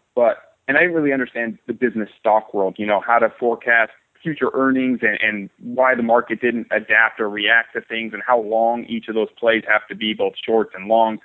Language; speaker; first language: English; native; English